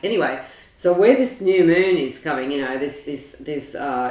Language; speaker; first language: English; native; English